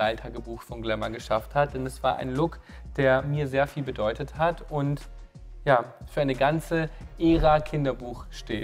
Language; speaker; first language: German; native; German